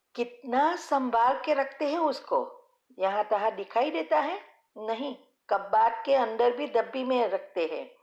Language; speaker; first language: Hindi; native; Hindi